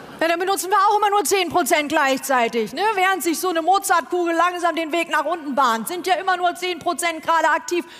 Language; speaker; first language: German; native; German